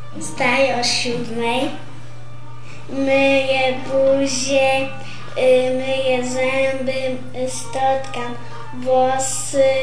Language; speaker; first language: Polish; non-native, local second language; Romany